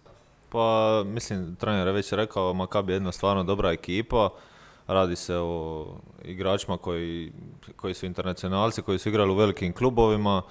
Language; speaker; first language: Croatian; native; Croatian